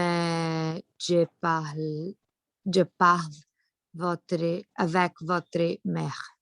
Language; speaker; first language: French; non-native, learner; Portuguese